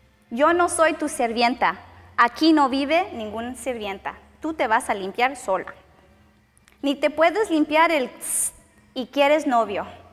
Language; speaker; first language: Spanish; early bilingual, other home language; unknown